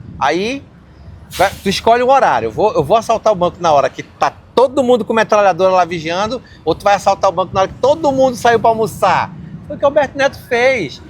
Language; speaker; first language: Portuguese; native; Portuguese